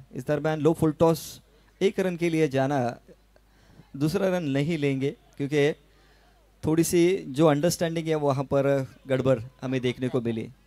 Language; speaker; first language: Hindi; non-native, local second language; Marathi